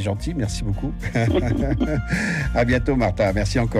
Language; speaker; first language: French; native; French